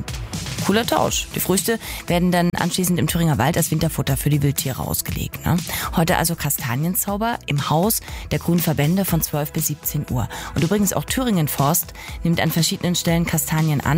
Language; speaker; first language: German; native; German